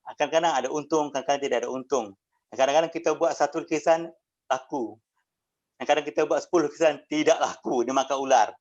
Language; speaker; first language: Malay; native; Malay